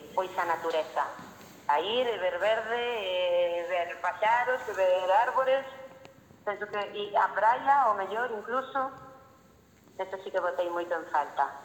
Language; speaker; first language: Galician; non-native, local second language; Spanish